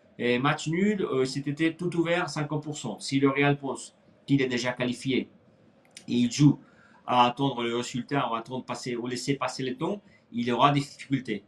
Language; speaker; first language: French; non-native, fluent; Spanish